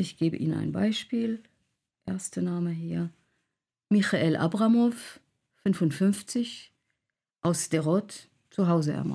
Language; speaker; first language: German; non-native, fluent; Arabic